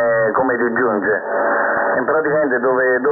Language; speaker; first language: Italian; native; Italian